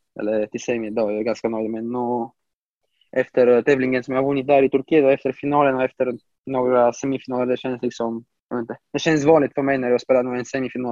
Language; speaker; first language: Swedish; non-native, fluent; Romanian